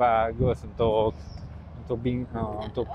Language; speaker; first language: Indonesian; non-native, learner; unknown